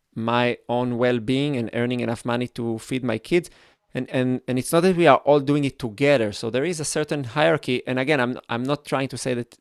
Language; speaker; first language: English; non-native, fluent; Hebrew